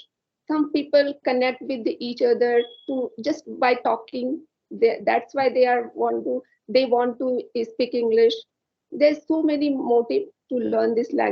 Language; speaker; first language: English; non-native, learner; Hindi